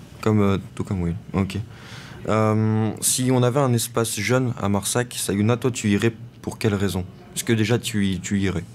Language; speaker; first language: French; native; French